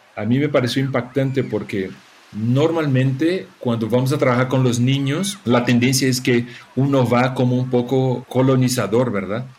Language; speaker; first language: Spanish; non-native, fluent; Portuguese